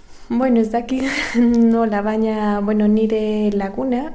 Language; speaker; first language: Basque; non-native, learner; Spanish